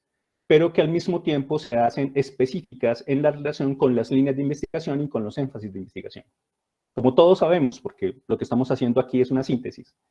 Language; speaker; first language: Spanish; native; Spanish